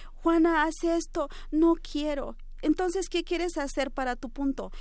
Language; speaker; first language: Spanish; non-native, local second language; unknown